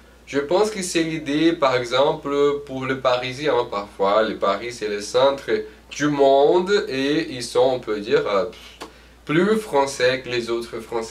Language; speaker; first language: French; non-native, fluent; Portuguese